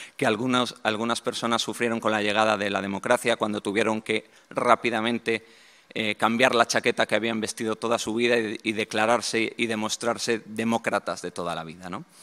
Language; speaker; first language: Spanish; native; Spanish